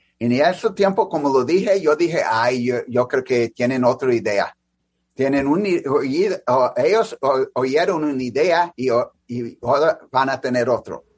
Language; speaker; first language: Spanish; early bilingual, heritage; English